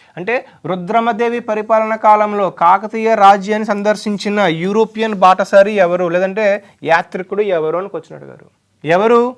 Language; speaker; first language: Telugu; native; Telugu